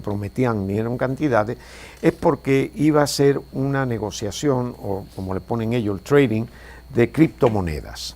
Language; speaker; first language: Spanish; native; Spanish